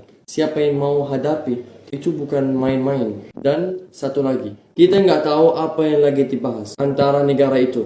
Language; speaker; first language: Indonesian; non-native, fluent; Arabic